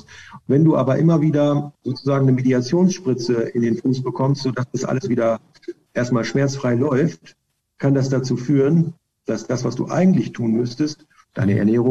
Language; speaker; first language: German; native; German